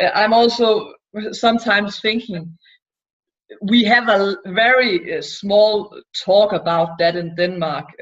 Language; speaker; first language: English; non-native, fluent; Danish